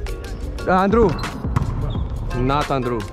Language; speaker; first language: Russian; non-native, learner; Italian